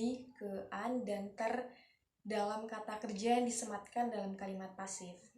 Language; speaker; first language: Indonesian; native; Indonesian